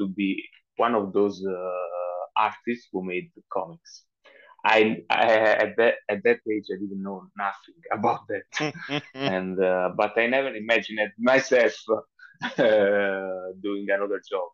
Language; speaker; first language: English; non-native, fluent; Italian